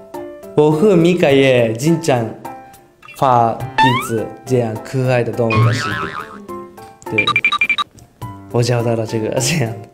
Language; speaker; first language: Chinese; non-native, learner; Japanese